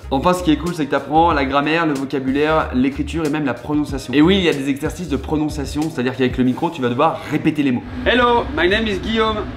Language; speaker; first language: French; native; French